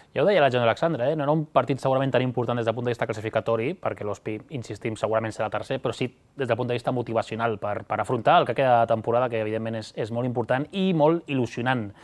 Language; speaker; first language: Catalan; native; Catalan